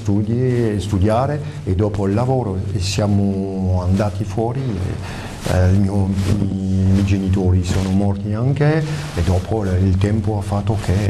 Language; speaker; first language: Italian; early bilingual, heritage; French